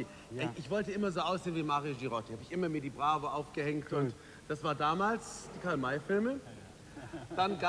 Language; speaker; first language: German; native; German